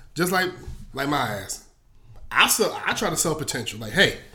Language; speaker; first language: English; native; English